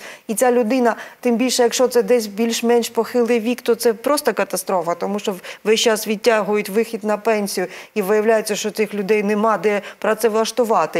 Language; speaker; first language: Ukrainian; native; Ukrainian